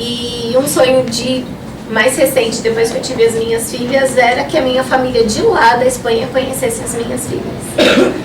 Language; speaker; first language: Portuguese; early bilingual, other home language; Spanish